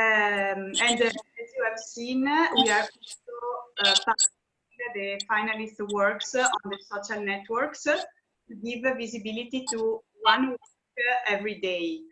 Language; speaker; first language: English; non-native, fluent; Italian